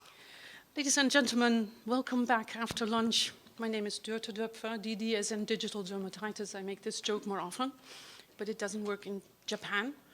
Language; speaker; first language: English; non-native, fluent; German